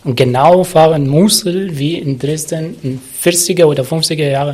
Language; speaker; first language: German; non-native, learner; Arabic